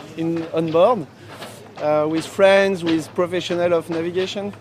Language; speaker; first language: English; non-native, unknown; French